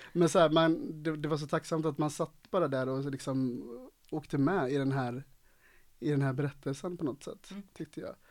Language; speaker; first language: Swedish; native; Swedish